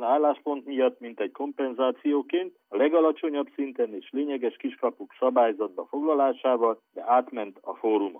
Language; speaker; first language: Hungarian; native; Hungarian